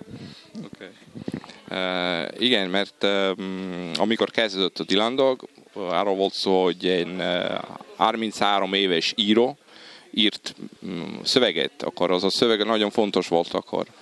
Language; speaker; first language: Hungarian; non-native, fluent; Italian